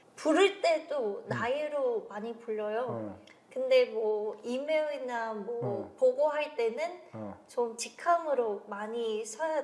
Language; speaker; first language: Korean; non-native, fluent; Vietnamese